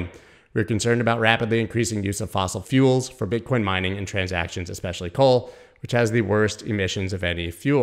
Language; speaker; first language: English; native; English